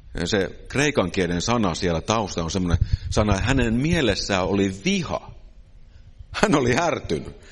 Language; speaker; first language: Finnish; native; Finnish